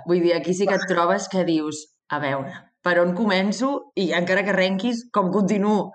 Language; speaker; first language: Catalan; native; Catalan